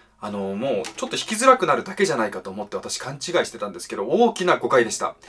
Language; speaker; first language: Japanese; native; Japanese